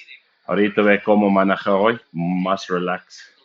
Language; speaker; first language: Spanish; non-native, learner; English